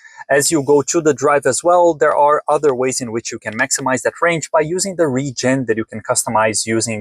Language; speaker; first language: English; native; English